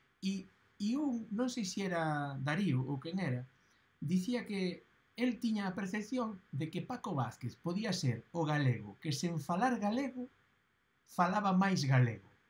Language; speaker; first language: Galician; native; Galician